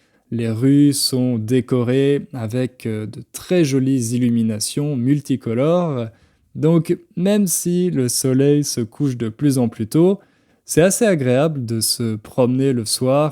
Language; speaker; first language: French; native; French